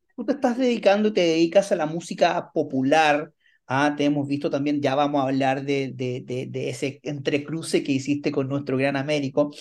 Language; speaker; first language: Spanish; native; Spanish